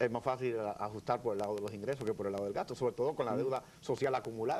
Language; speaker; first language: Spanish; native; Spanish